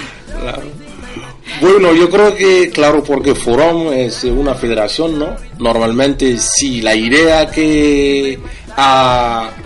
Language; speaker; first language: Spanish; non-native, fluent; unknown